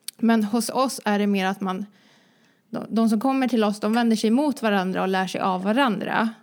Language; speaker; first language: Swedish; early bilingual, other home language; Croatian